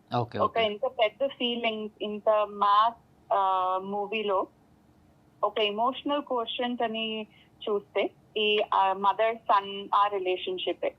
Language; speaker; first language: Telugu; non-native, local second language; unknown